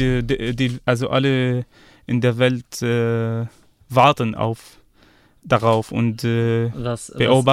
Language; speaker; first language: German; non-native, fluent; Arabic